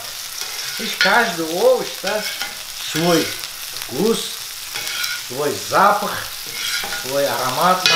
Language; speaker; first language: Russian; non-native, fluent; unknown